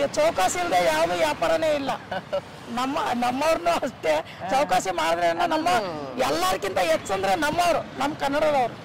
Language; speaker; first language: Kannada; non-native, local second language; Marathi